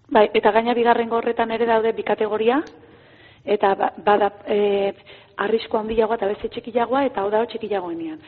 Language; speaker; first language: Basque; native; Basque